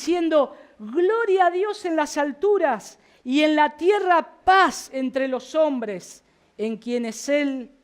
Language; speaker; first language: Spanish; native; Spanish